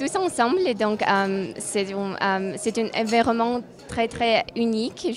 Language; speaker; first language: French; non-native, fluent; Russian